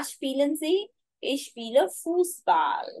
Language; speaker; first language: German; non-native, fluent; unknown